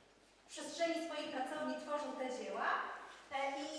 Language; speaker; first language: Polish; native; Polish